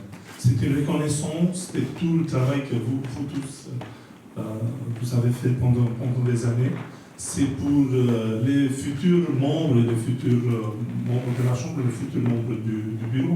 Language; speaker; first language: French; non-native, fluent; Romanian